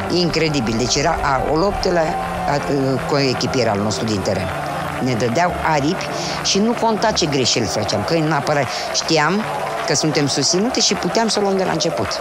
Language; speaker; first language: Romanian; native; Romanian